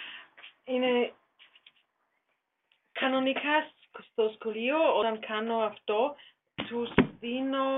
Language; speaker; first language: Greek; non-native, learner; German